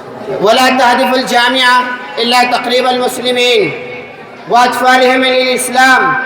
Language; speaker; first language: Arabic; non-native, learner; Urdu